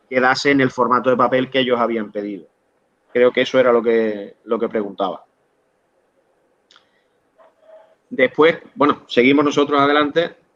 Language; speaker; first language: Spanish; native; Spanish